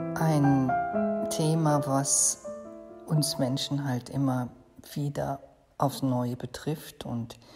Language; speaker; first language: German; native; German